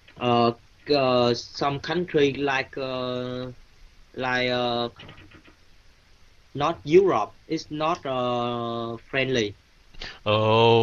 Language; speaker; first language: English; non-native, learner; Vietnamese